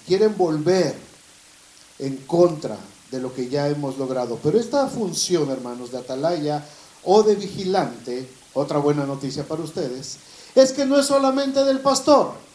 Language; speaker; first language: Spanish; native; Spanish